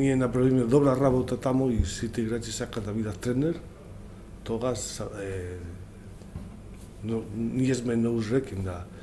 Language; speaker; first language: Macedonian; non-native, learner; Spanish